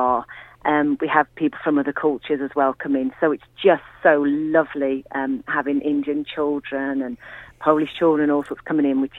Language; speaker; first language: English; native; English